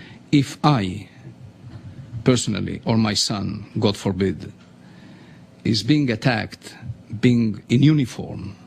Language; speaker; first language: English; non-native, fluent; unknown